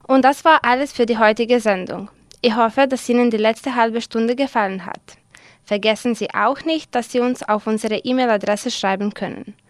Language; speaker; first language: German; non-native, fluent; Serbian